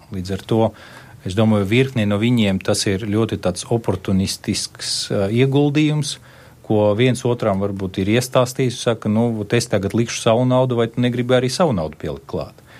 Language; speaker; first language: Latvian; native; Latvian